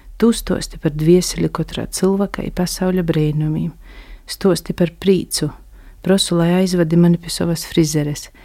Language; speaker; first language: Latvian; native; Latvian